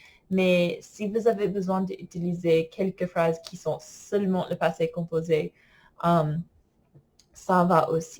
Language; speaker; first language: French; non-native, fluent; English